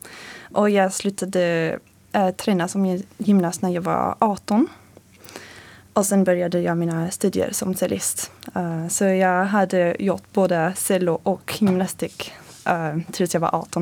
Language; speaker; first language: Swedish; non-native, fluent; French